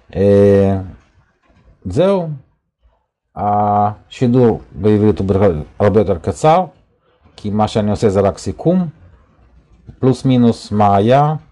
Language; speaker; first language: Hebrew; non-native, fluent; Russian